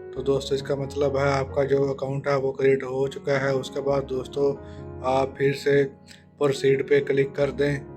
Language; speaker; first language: Urdu; non-native, local second language; Punjabi